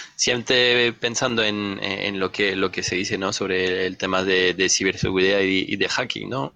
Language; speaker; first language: Spanish; non-native, fluent; French